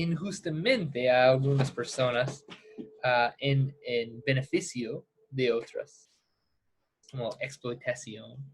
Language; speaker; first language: Spanish; non-native, fluent; English